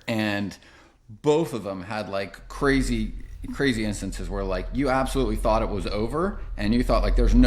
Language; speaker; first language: English; native; English